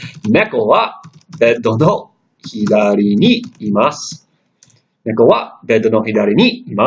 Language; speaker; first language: Japanese; non-native, fluent; English